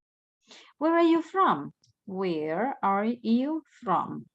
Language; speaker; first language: English; non-native, fluent; Spanish